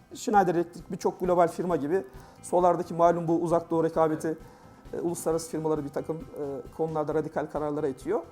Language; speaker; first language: Turkish; native; Turkish